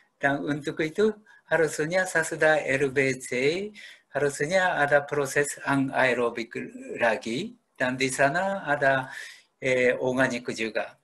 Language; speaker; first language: Indonesian; non-native, fluent; Japanese